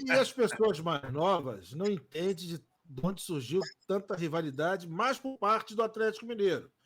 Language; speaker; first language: Portuguese; native; Portuguese